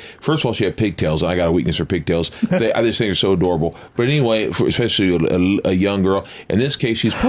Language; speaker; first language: English; native; English